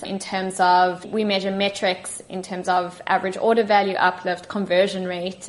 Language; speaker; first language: English; native; English